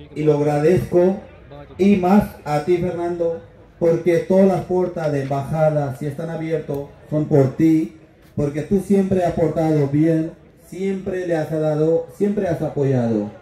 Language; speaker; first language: Spanish; non-native, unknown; Urdu